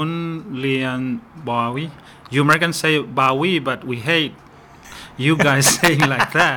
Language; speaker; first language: English; non-native, fluent; Burmese